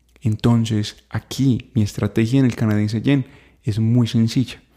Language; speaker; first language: Spanish; native; Spanish